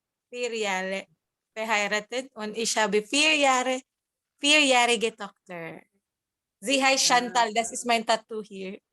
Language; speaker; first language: German; non-native, learner; Cebuano